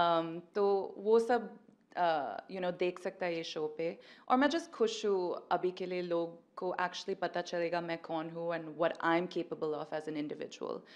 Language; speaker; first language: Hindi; early bilingual, heritage; Hindi